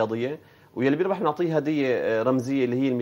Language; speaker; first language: Arabic; native; Arabic